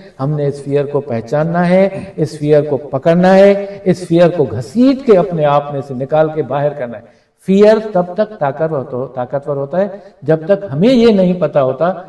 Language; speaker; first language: Urdu; non-native, local second language; Sindhi